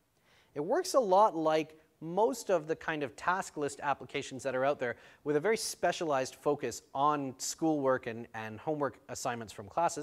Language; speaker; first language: English; native; English